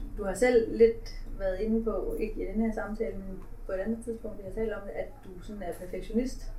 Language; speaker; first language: Danish; native; Danish